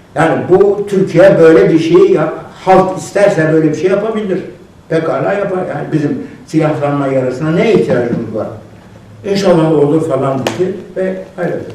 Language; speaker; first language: Turkish; non-native, local second language; Kurdish